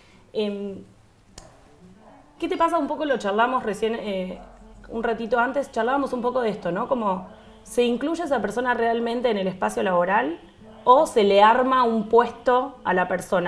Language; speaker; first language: Spanish; native; Spanish